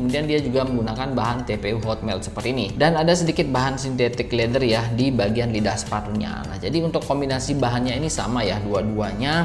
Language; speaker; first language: Indonesian; native; Indonesian